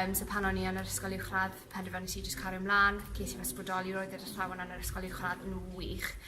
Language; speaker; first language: Welsh; non-native, local second language; English